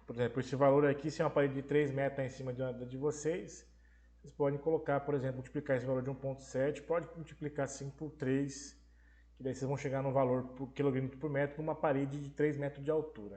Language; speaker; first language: Portuguese; native; Portuguese